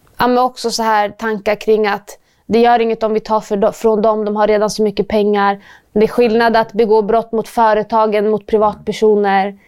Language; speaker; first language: Swedish; native; Swedish